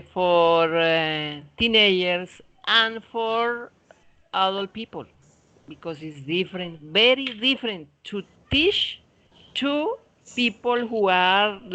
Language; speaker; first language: English; non-native, fluent; Spanish